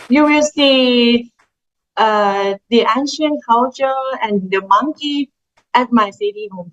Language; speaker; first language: English; non-native, learner; Thai